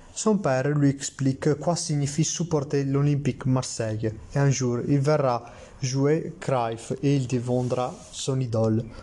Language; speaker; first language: French; non-native, learner; Italian